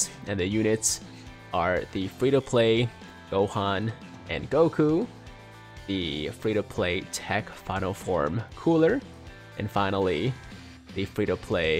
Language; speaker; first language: English; native; English